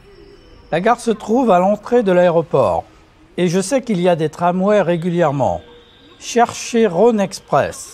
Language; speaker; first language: French; native; French